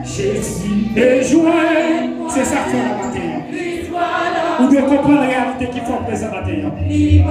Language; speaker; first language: French; non-native, learner; Haitian Creole